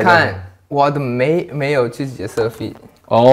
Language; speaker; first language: Chinese; non-native, learner; Thai